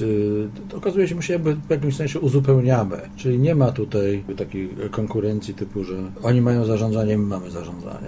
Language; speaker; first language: Polish; native; Polish